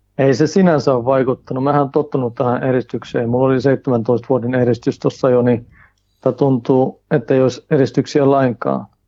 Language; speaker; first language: Finnish; early bilingual, heritage; Finnish